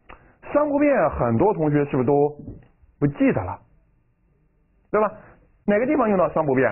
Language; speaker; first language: Chinese; native; Chinese